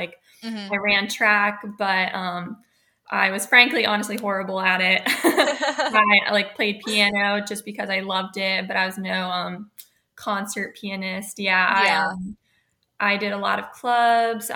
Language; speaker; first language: English; native; English